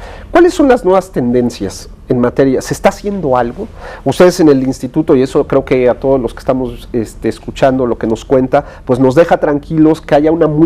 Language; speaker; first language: Spanish; native; Spanish